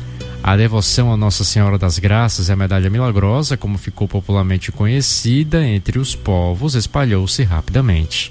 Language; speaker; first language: Portuguese; native; Portuguese